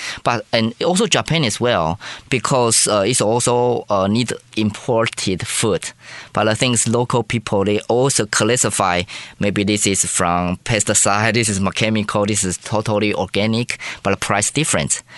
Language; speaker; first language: English; non-native, fluent; Chinese